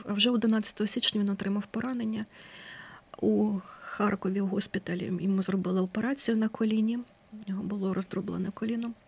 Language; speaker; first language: Ukrainian; native; Ukrainian